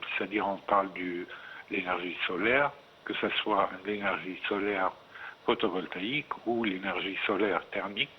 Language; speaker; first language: French; non-native, fluent; Arabic